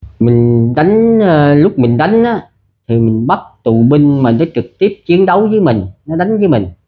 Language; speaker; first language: Vietnamese; early bilingual, heritage; Vietnamese